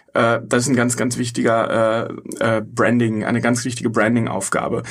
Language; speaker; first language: German; native; German